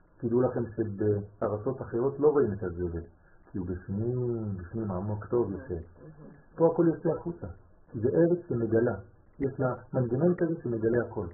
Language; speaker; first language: Hebrew; non-native, fluent; French